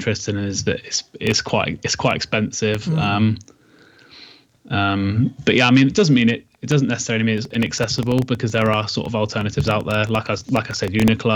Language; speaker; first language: English; native; English